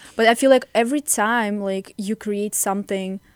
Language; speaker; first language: English; non-native, fluent; Russian